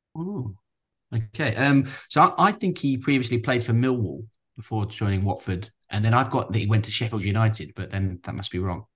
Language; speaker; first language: English; native; English